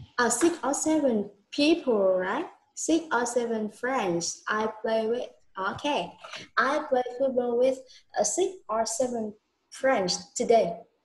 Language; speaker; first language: English; non-native, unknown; Vietnamese